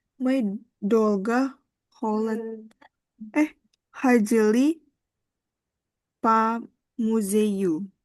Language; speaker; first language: Russian; non-native, learner; Indonesian